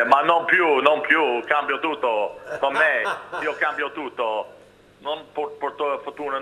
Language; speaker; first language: Italian; non-native, learner; English